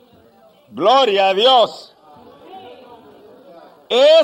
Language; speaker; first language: Spanish; native; Spanish